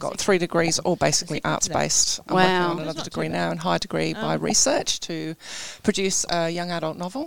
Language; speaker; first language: English; native; English